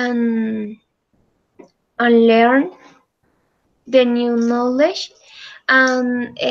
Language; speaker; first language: English; non-native, learner; Spanish